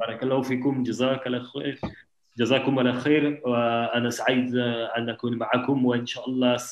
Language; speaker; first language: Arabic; non-native, learner; French